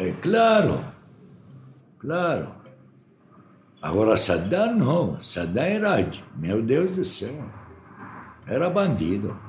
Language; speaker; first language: Portuguese; non-native, fluent; Arabic